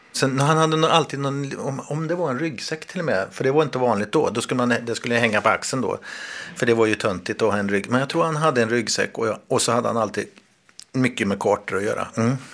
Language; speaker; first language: Swedish; native; Swedish